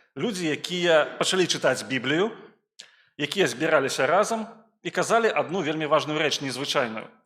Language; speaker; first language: Belarusian; native; Belarusian